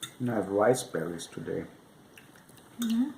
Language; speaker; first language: English; non-native, fluent; German